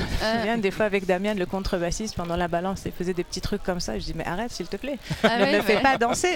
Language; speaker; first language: French; non-native, local second language; Arabic